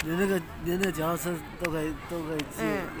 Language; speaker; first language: Chinese; non-native, learner; Javanese